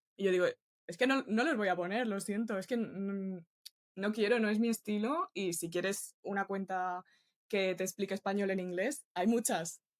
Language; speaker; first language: Spanish; native; Spanish